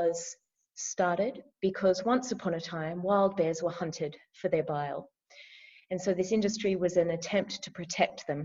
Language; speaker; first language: English; native; English